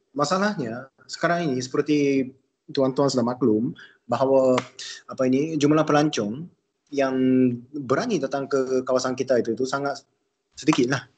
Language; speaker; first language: Malay; non-native, fluent; Japanese